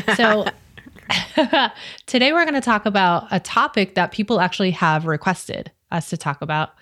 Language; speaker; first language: English; native; English